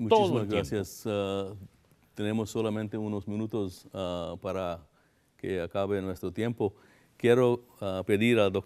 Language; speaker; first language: Spanish; non-native, fluent; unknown